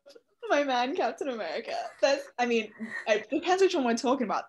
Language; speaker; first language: English; native; English